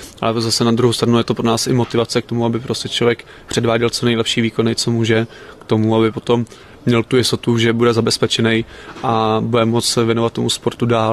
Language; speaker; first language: Czech; native; Czech